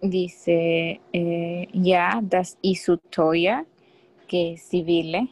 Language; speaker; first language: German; non-native, learner; Spanish